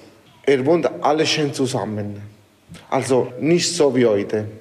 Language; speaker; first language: German; non-native, fluent; Italian